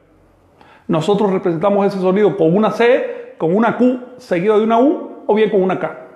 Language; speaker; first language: Spanish; native; Spanish